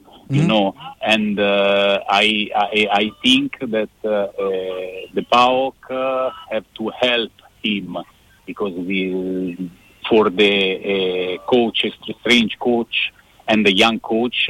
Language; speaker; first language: English; non-native, learner; Italian